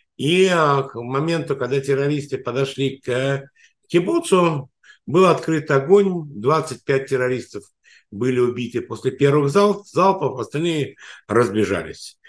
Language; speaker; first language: Russian; native; Russian